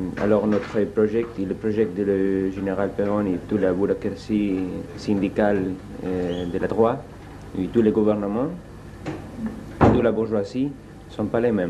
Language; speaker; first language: French; non-native, fluent; Spanish